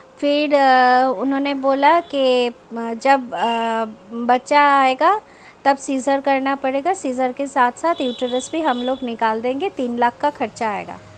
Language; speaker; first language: Hindi; non-native, local second language; Bangla